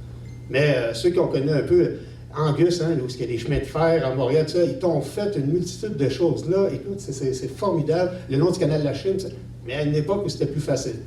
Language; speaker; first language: French; native; French